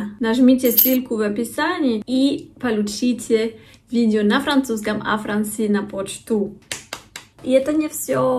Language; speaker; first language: Russian; non-native, fluent; French